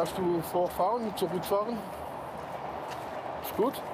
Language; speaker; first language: German; non-native, learner; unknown